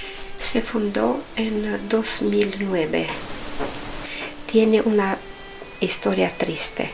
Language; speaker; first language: Spanish; non-native, learner; Romanian